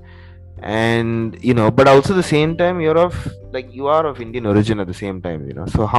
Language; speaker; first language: English; native; English